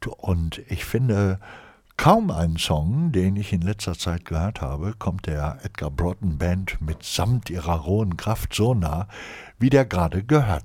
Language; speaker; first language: German; native; German